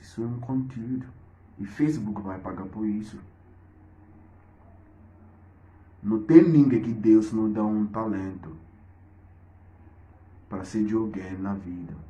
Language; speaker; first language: Portuguese; non-native, fluent; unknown